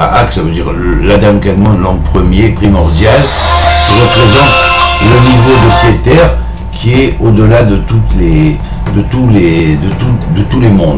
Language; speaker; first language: French; native; French